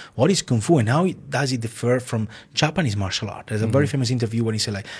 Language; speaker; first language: English; non-native, fluent; Italian